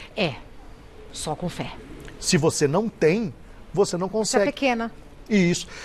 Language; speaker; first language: Portuguese; native; Portuguese